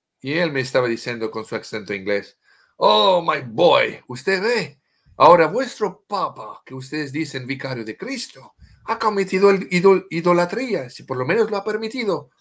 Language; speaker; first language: Spanish; non-native, fluent; French